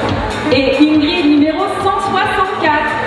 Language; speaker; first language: French; native; French